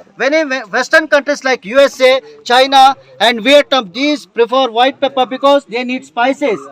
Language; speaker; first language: English; non-native, local second language; Malayalam